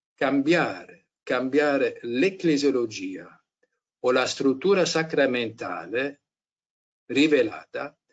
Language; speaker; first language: Italian; non-native, fluent; German